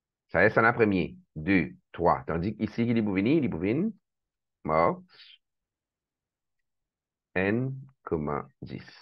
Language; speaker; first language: French; non-native, local second language; Morisyen